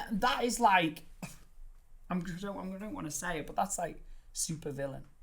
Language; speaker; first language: English; native; English